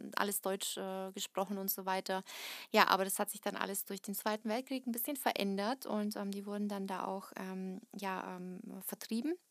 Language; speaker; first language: German; early bilingual, other home language; Russian